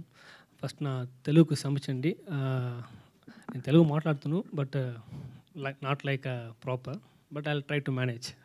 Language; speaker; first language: Telugu; non-native, learner; Tamil